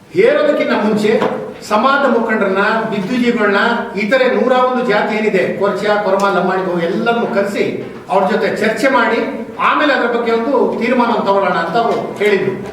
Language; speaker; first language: Kannada; non-native, local second language; Lambadi